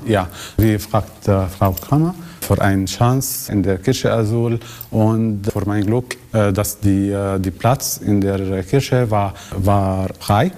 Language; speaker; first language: German; non-native, learner; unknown